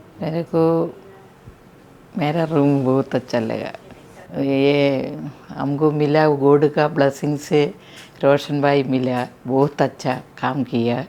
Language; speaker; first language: Hindi; non-native, local second language; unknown